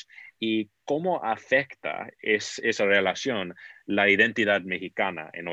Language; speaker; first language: Spanish; non-native, fluent; English